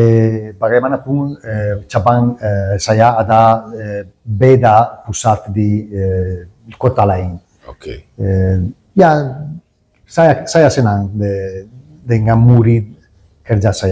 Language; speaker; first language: Indonesian; non-native, learner; Italian